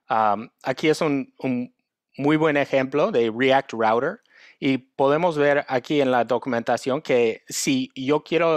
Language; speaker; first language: Spanish; non-native, fluent; English